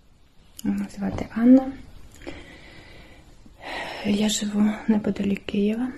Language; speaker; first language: Ukrainian; native; Ukrainian